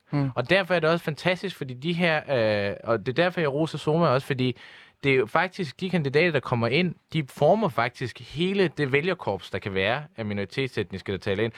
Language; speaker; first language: Danish; early bilingual, other home language; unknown